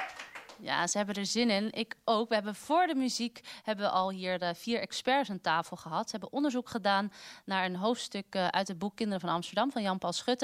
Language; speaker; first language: Dutch; native; Dutch